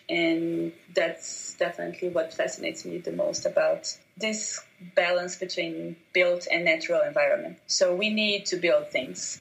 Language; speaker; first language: English; non-native, fluent; Portuguese